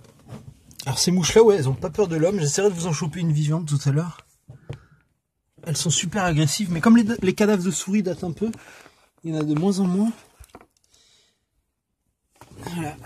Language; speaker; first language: French; native; French